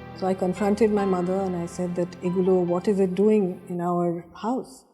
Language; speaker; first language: English; non-native, local second language; Bangla